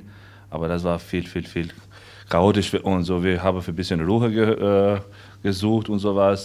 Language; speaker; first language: German; non-native, learner; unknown